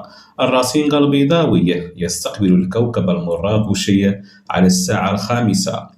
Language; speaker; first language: Arabic; native; Arabic